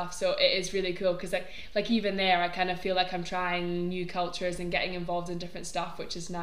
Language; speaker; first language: English; native; English